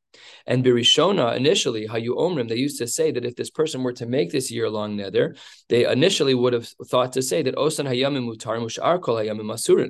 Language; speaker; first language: English; native; English